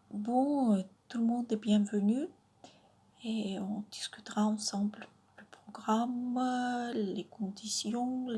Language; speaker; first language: French; non-native, fluent; Russian